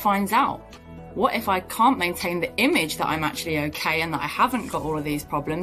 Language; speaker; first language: English; native; English